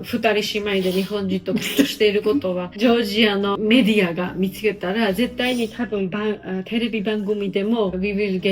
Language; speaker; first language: Japanese; non-native, fluent; Georgian